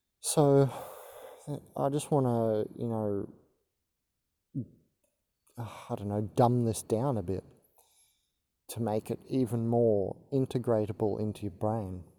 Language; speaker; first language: English; native; English